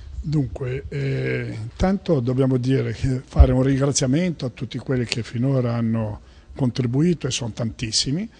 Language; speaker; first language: Italian; native; Italian